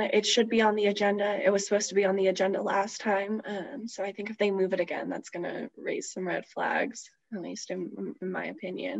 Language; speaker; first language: English; native; English